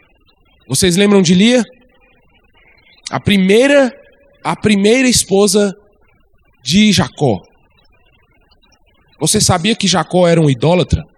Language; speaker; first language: Portuguese; native; Portuguese